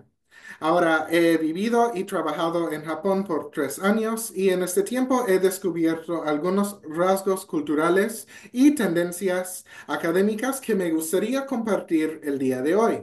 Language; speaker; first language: Spanish; non-native, fluent; English